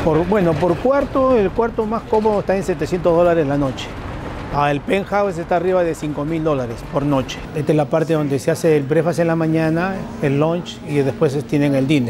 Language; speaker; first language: Spanish; native; Spanish